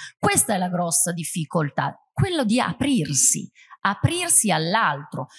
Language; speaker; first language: Italian; native; Italian